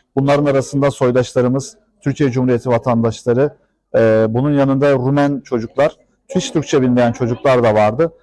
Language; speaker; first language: Turkish; native; Turkish